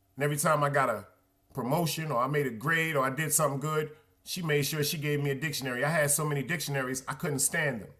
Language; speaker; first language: English; native; English